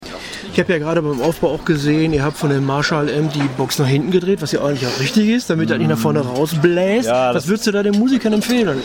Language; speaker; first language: German; native; German